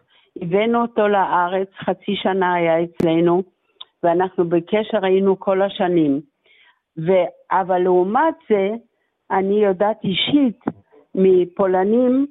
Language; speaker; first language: Hebrew; non-native, fluent; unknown